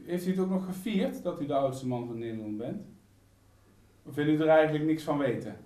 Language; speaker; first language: Dutch; native; Dutch